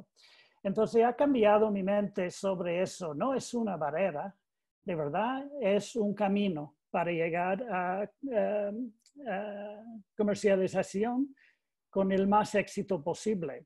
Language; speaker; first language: Spanish; non-native, learner; English